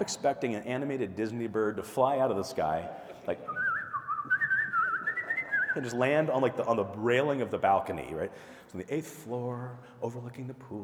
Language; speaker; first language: English; native; English